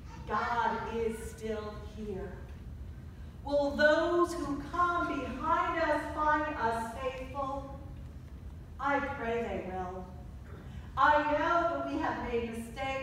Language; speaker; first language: English; native; English